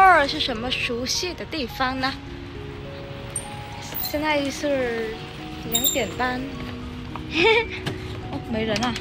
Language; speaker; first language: Chinese; non-native, fluent; Vietnamese